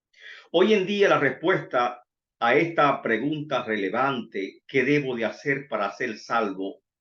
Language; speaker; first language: Spanish; native; Spanish